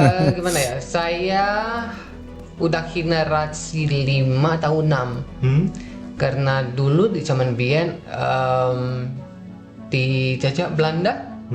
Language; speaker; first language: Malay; non-native, fluent; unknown